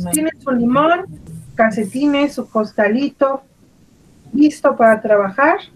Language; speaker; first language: Spanish; native; Spanish